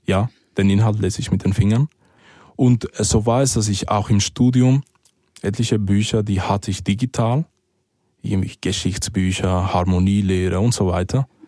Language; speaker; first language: German; early bilingual, other home language; Spanish